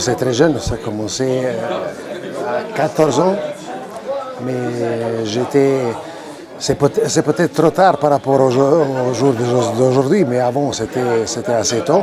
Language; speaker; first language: French; non-native, fluent; Croatian